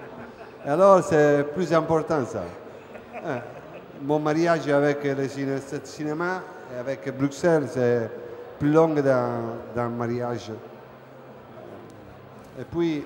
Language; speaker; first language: French; non-native, fluent; Italian